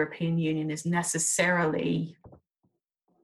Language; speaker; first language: English; native; English